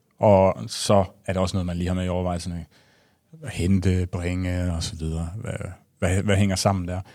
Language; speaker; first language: Danish; native; Danish